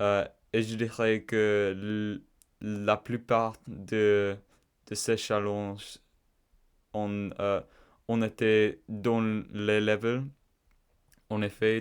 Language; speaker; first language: French; non-native, learner; English